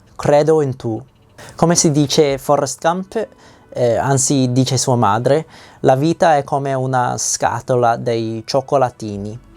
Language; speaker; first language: Italian; non-native, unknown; English